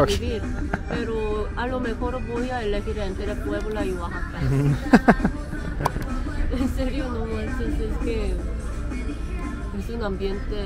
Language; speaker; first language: Spanish; non-native, fluent; Korean